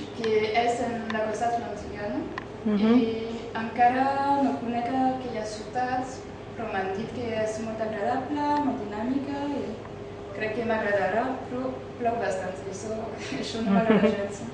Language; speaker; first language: Catalan; non-native, learner; French